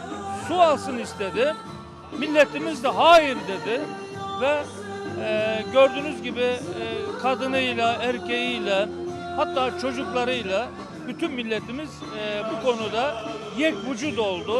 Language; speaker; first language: Turkish; native; Turkish